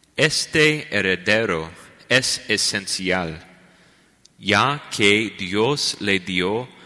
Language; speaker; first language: Spanish; non-native, learner; English